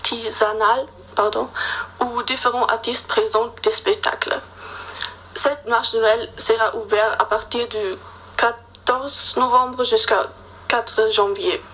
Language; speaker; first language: French; non-native, learner; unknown